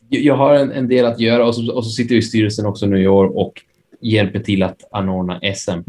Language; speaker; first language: Swedish; early bilingual, other home language; Spanish